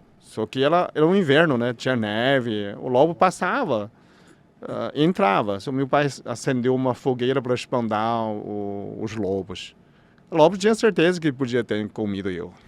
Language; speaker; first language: Portuguese; non-native, fluent; Chinese